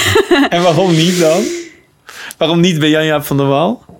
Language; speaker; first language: Dutch; native; Dutch